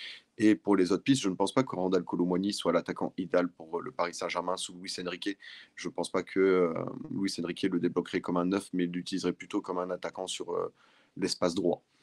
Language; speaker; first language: French; native; French